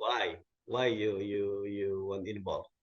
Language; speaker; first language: English; non-native, local second language; Indonesian